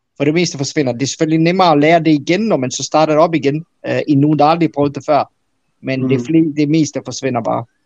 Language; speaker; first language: Danish; early bilingual, other home language; Bosnian